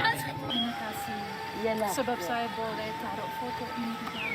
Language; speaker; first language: Indonesian; non-native, fluent; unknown